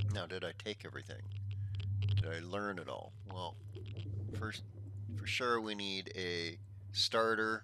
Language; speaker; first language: English; native; English